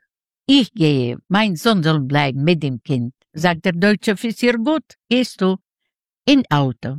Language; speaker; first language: German; non-native, learner; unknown